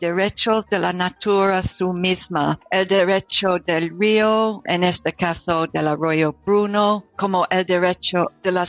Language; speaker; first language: Spanish; non-native, learner; English